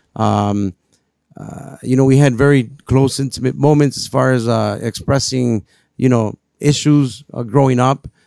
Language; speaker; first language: English; early bilingual, other home language; Spanish